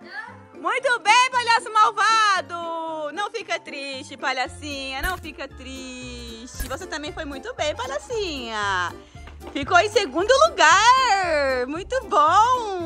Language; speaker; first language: Portuguese; native; Portuguese